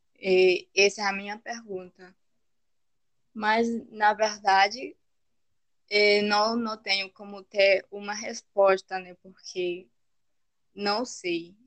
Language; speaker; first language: Portuguese; non-native, fluent; Spanish